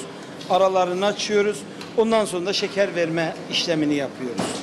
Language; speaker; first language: Turkish; native; Turkish